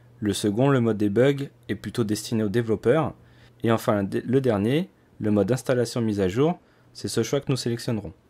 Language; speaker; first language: French; native; French